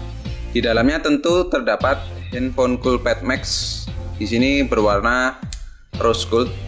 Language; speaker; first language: Indonesian; native; Indonesian